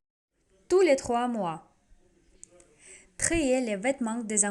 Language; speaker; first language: French; non-native, fluent; Russian